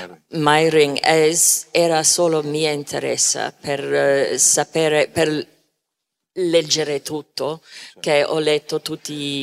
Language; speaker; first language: Italian; non-native, fluent; English